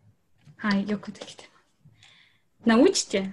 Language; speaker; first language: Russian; non-native, learner; Japanese